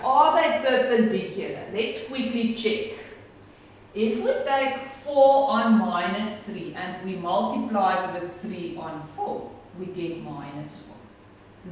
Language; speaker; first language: English; non-native, local second language; Afrikaans